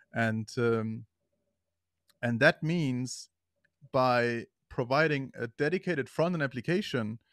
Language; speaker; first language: English; non-native, fluent; German